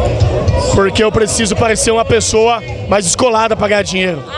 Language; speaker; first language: Portuguese; native; Portuguese